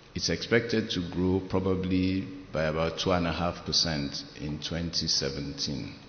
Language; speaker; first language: English; non-native, local second language; Yoruba